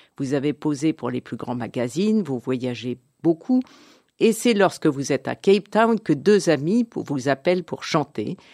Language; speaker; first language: French; native; French